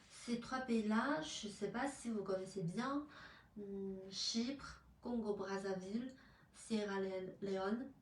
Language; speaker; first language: French; non-native, fluent; Chinese